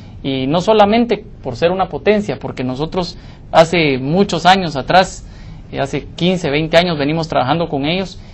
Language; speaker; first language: Spanish; native; Spanish